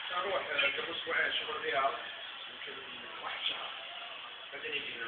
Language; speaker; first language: Arabic; non-native, learner; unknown